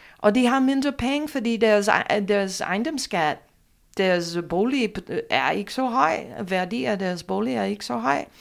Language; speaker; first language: Danish; non-native, fluent; English